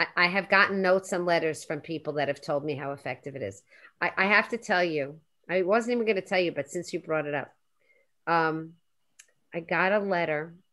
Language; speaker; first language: English; native; English